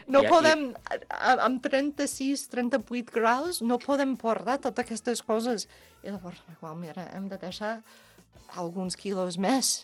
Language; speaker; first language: Catalan; non-native, learner; English